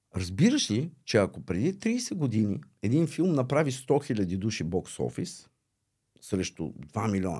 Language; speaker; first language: Bulgarian; native; Bulgarian